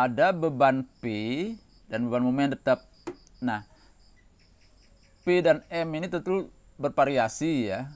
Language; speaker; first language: Indonesian; native; Indonesian